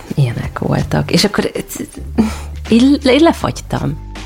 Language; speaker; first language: Hungarian; native; Hungarian